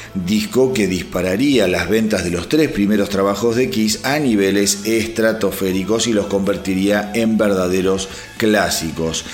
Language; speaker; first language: Spanish; native; Spanish